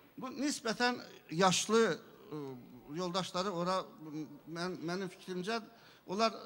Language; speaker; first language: Azerbaijani; non-native, local second language; Avaric